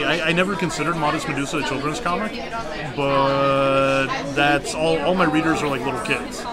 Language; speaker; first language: English; native; English